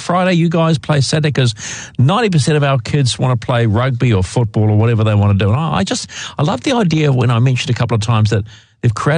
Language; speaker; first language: English; native; English